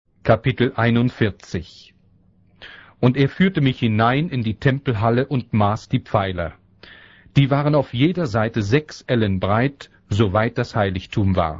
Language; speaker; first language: German; native; German